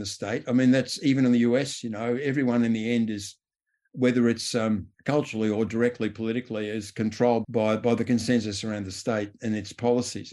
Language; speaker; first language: English; native; English